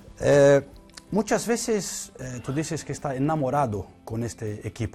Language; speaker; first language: Spanish; non-native, learner; Portuguese